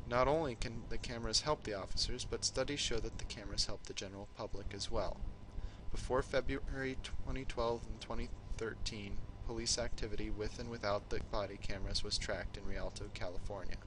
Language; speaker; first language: English; native; English